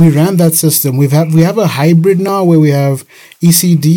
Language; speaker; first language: English; non-native, local second language; Shona